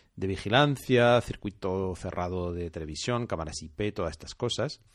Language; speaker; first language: Spanish; non-native, fluent; French